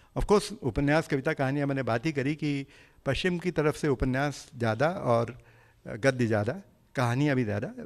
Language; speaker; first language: Hindi; native; Hindi